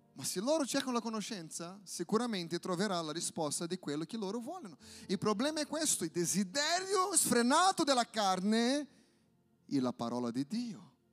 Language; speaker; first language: Italian; non-native, fluent; Portuguese